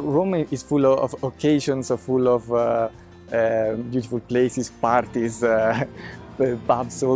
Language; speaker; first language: English; non-native, fluent; Italian